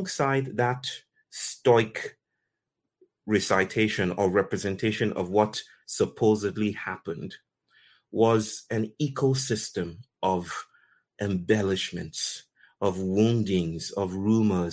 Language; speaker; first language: English; non-native, local second language; Yoruba